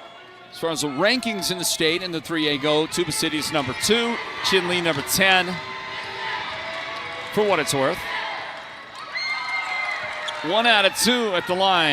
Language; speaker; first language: English; native; English